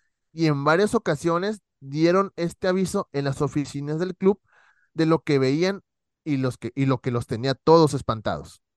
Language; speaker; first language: Spanish; native; Spanish